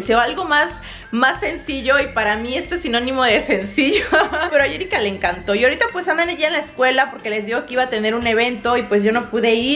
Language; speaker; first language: Spanish; native; Spanish